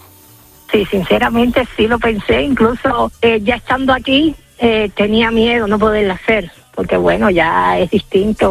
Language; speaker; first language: Spanish; native; Spanish